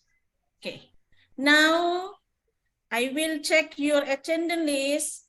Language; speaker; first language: English; non-native, learner; Indonesian